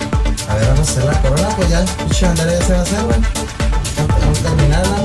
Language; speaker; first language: Spanish; native; Spanish